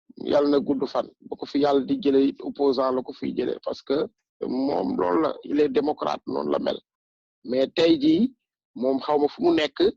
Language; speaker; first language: Wolof; non-native, local second language; Bambara